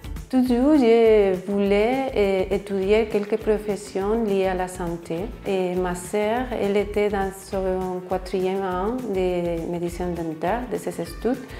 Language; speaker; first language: French; non-native, fluent; Spanish